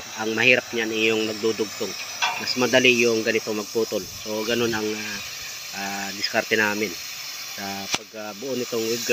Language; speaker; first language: Filipino; native; Filipino